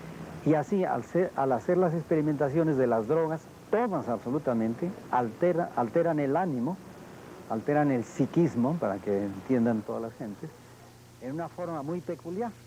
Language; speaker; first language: Spanish; native; Spanish